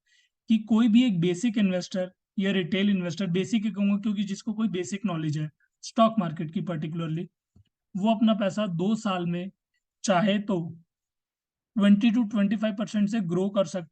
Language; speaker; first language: Hindi; native; Hindi